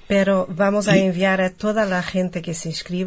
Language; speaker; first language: Spanish; non-native, fluent; Portuguese